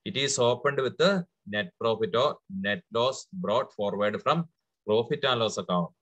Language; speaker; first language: English; non-native, local second language; Malayalam